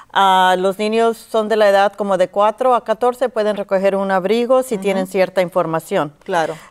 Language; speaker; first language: Spanish; early bilingual, heritage; Spanish